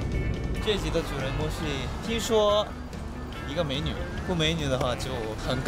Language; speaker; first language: Chinese; non-native, fluent; Japanese